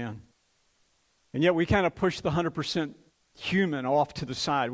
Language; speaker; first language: English; native; English